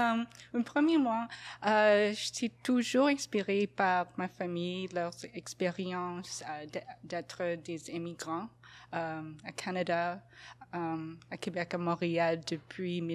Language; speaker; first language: French; non-native, fluent; English